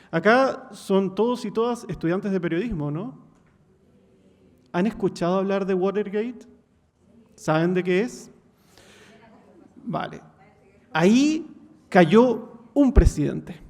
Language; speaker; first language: Spanish; native; Spanish